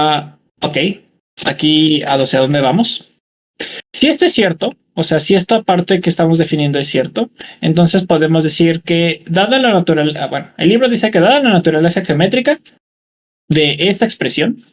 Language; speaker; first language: Spanish; native; Spanish